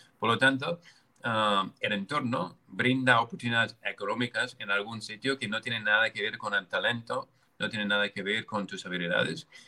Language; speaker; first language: Spanish; non-native, fluent; English